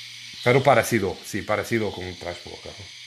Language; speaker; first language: Spanish; non-native, learner; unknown